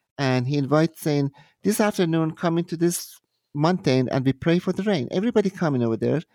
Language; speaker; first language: English; non-native, fluent; Persian